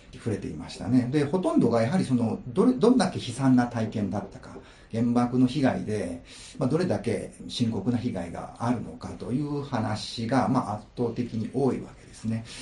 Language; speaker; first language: Japanese; native; Japanese